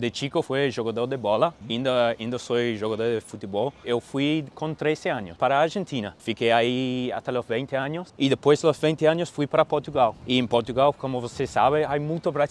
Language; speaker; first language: Portuguese; non-native, fluent; English